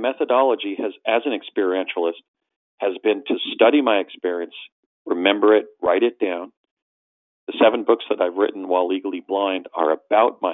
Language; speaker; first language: English; native; English